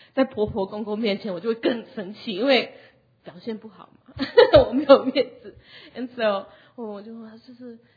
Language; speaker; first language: Chinese; early bilingual, heritage; Chinese